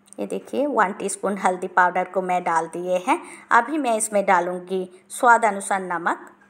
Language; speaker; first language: Hindi; non-native, local second language; Bangla